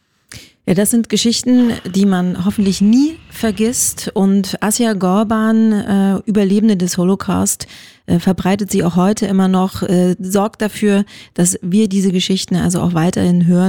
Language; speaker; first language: German; native; German